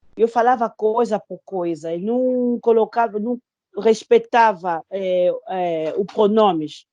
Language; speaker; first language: Portuguese; non-native, fluent; Lingala